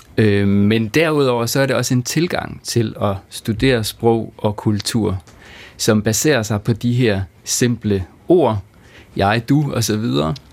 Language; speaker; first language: Danish; native; Danish